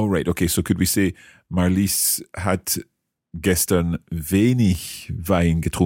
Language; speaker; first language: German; non-native, learner; English